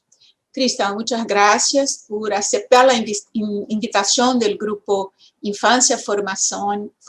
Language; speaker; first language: Spanish; non-native, fluent; Portuguese